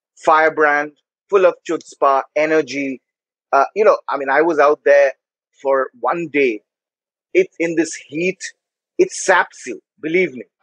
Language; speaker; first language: English; non-native, local second language; Bangla